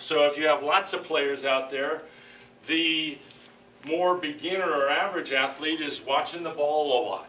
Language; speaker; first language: English; native; English